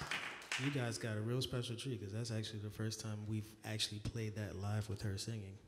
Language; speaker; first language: English; native; English